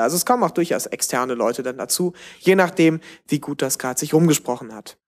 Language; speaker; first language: German; native; German